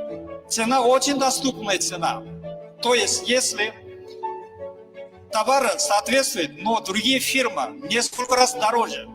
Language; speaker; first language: Russian; non-native, learner; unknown